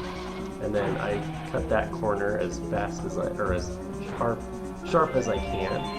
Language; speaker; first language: English; native; English